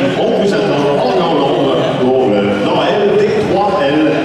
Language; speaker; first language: French; native; French